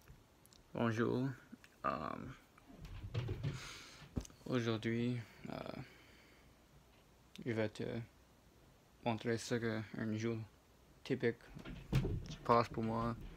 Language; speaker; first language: French; non-native, learner; English